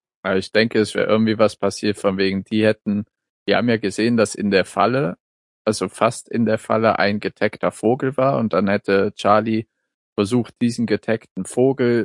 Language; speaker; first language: German; native; German